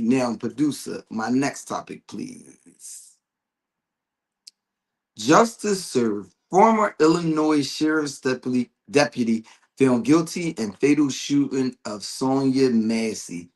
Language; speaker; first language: English; native; English